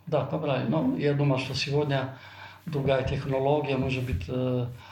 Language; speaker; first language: Russian; non-native, fluent; Italian